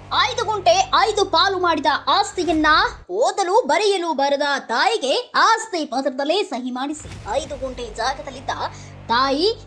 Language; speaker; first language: Kannada; native; Kannada